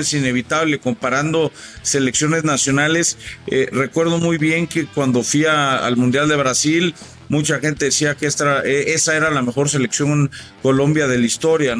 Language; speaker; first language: Spanish; native; Spanish